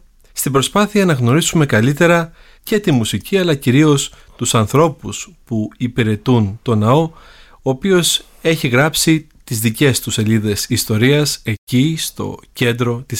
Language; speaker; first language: Greek; native; Greek